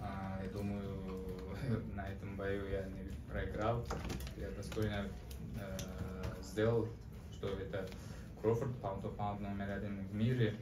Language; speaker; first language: Russian; non-native, learner; Uzbek